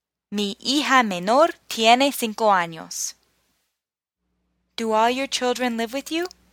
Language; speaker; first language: Spanish; non-native, fluent; English